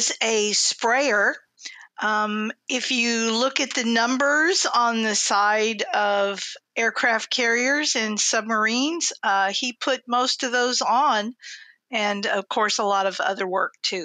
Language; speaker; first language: English; native; English